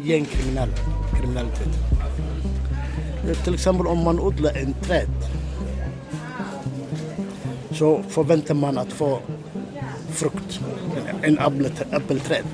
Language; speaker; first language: Swedish; non-native, learner; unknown